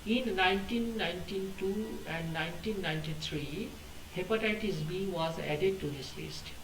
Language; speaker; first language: English; non-native, local second language; Bangla